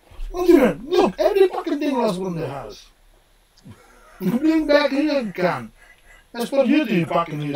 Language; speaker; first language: English; non-native, fluent; Indonesian